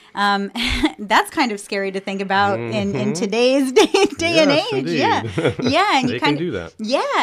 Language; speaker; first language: English; native; English